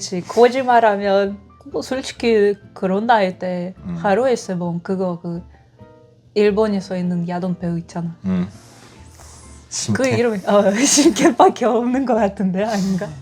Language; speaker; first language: Korean; non-native, fluent; Russian